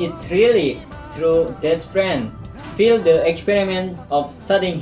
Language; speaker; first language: English; non-native, learner; Indonesian